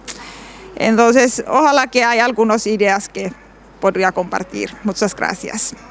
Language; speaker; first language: Spanish; non-native, learner; Finnish